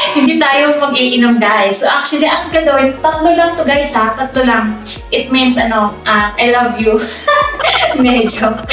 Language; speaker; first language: Filipino; non-native, local second language; Cebuano